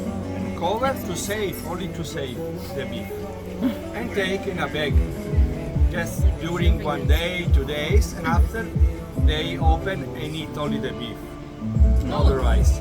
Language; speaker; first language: English; non-native, learner; Italian